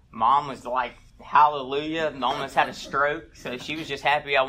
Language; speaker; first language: English; native; English